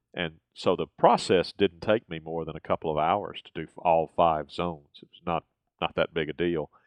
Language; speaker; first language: English; native; English